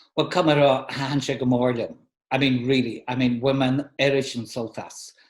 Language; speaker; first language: Irish; native; Irish